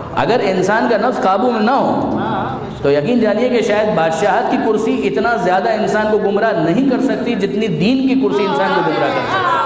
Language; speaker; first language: Urdu; non-native, local second language; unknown